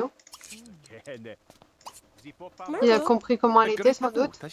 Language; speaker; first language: French; native; French